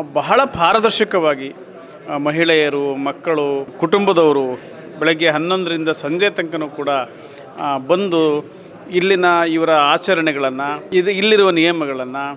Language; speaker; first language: Kannada; native; Kannada